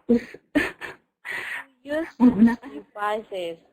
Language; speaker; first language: English; non-native, fluent; Indonesian